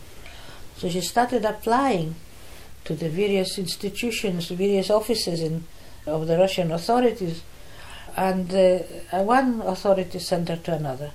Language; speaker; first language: English; non-native, fluent; Polish